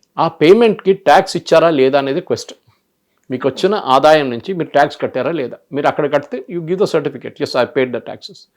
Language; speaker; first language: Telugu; early bilingual, other home language; Malayalam